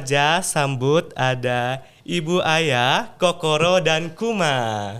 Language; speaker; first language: Indonesian; native; Indonesian